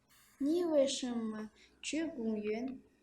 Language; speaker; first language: Chinese; non-native, learner; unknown